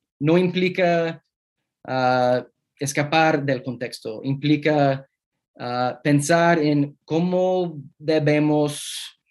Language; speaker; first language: Spanish; non-native, fluent; English